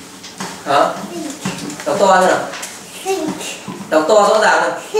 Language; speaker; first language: Vietnamese; native; Vietnamese